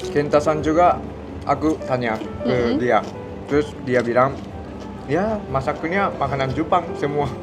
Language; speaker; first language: Indonesian; non-native, fluent; Japanese